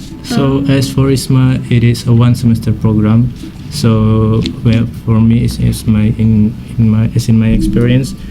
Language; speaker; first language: English; non-native, fluent; Indonesian